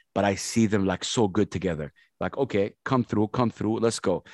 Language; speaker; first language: English; non-native, fluent; Arabic